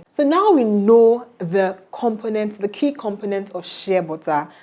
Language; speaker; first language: English; non-native, local second language; Igbo